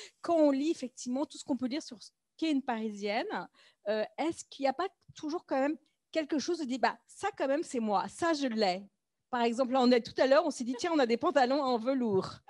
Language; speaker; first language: French; native; French